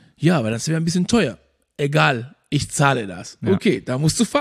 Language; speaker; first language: German; non-native, fluent; Spanish